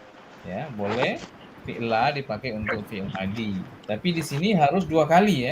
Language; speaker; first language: Indonesian; native; Indonesian